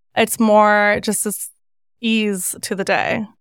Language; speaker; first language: English; native; English